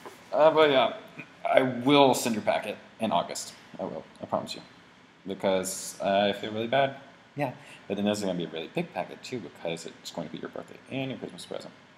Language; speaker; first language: English; native; English